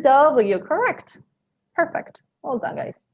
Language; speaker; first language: English; non-native, fluent; Spanish